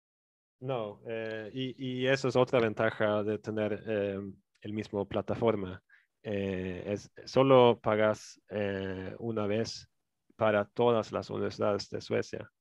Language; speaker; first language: Spanish; non-native, fluent; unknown